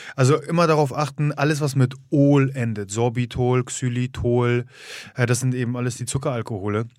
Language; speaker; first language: German; early bilingual, other home language; Polish